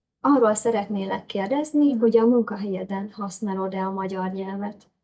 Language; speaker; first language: Hungarian; native; Hungarian